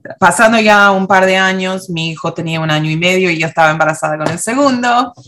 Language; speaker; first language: Spanish; early bilingual, heritage; Spanish